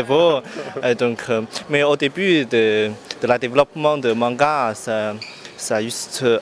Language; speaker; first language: French; non-native, learner; Chinese